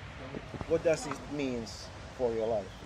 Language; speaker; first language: English; non-native, fluent; Finnish